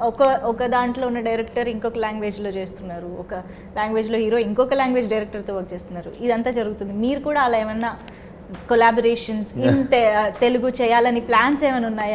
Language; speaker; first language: Telugu; native; Telugu